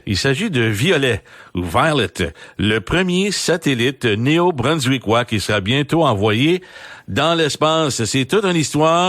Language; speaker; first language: French; native; French